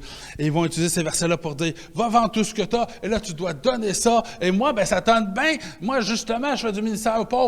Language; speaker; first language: French; native; French